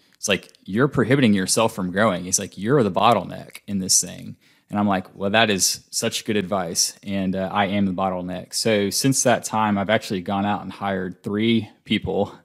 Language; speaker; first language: English; native; English